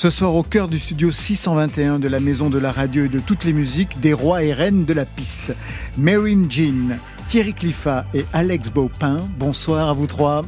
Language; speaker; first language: French; native; French